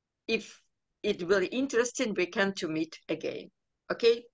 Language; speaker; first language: English; non-native, learner; Ukrainian